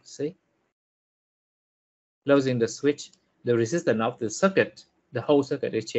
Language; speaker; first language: English; non-native, fluent; Vietnamese